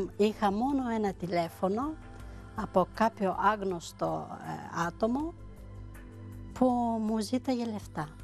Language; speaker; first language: Greek; non-native, fluent; Romanian